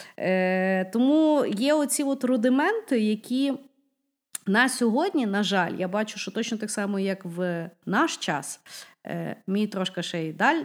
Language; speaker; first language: Ukrainian; non-native, local second language; Russian